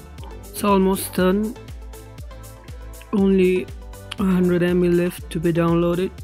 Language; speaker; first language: English; non-native, local second language; Nepali